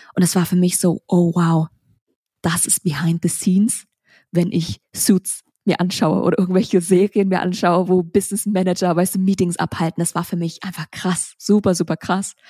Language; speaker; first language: German; early bilingual, other home language; Vietnamese